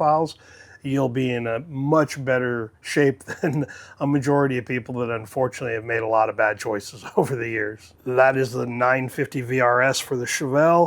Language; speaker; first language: English; native; English